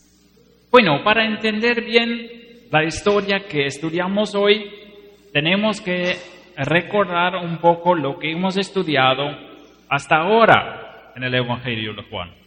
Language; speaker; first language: Spanish; non-native, fluent; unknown